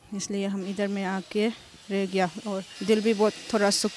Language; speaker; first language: Hindi; non-native, local second language; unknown